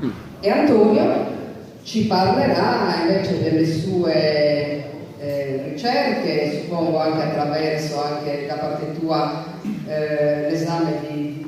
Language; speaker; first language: Italian; native; Italian